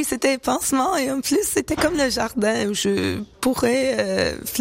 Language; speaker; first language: French; non-native, local second language; English